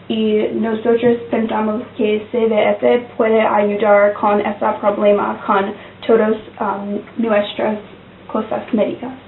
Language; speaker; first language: Spanish; non-native, learner; English